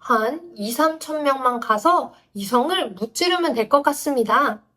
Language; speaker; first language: Korean; native; Korean